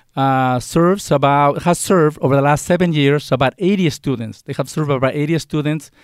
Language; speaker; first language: English; non-native, fluent; Spanish